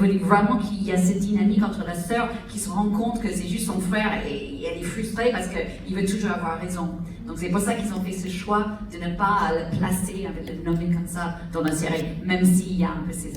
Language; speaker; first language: French; native; French